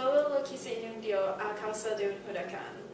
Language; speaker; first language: Spanish; non-native, learner; English